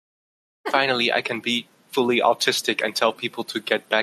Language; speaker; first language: English; non-native, fluent; Dutch